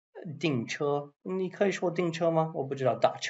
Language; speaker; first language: Chinese; non-native, learner; English